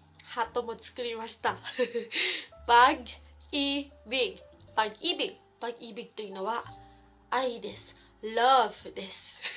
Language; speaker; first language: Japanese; non-native, fluent; Filipino